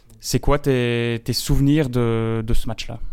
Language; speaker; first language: French; native; French